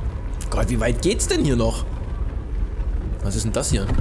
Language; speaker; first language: German; native; German